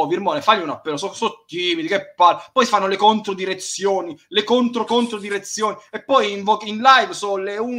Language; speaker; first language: Italian; native; Italian